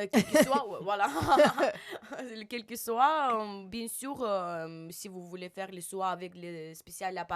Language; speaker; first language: French; non-native, learner; Russian